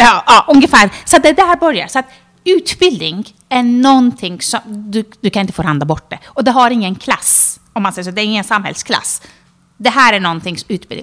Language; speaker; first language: Swedish; non-native, fluent; Persian